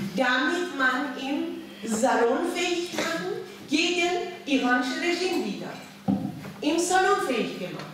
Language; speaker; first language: German; non-native, fluent; Persian